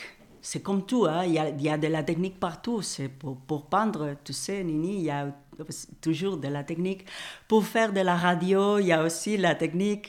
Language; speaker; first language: French; non-native, fluent; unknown